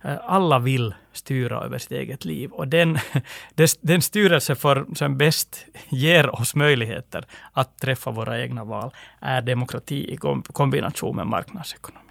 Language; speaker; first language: Swedish; native; Swedish